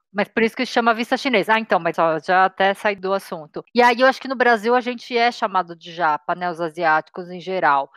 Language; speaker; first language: Portuguese; native; Portuguese